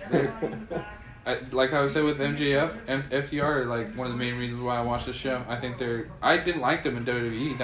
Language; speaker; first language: English; native; English